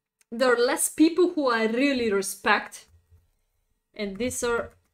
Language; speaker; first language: English; non-native, fluent; Bulgarian